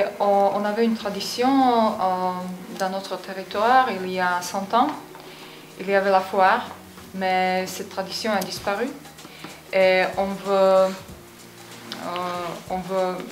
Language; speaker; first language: French; non-native, fluent; Slovak